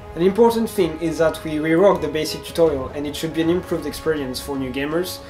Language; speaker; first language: English; non-native, fluent; French